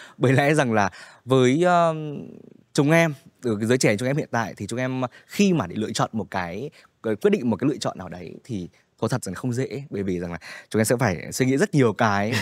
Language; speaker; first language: Vietnamese; native; Vietnamese